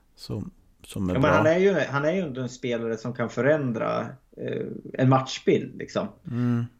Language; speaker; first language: Swedish; native; Swedish